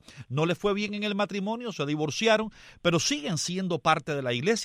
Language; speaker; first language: Spanish; native; Spanish